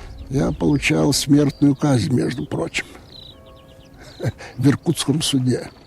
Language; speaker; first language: Russian; non-native, local second language; Lithuanian